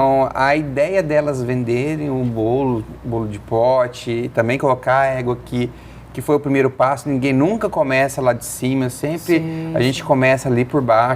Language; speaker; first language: Portuguese; native; Portuguese